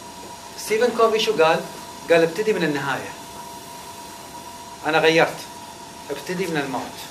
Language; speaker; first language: Arabic; native; Arabic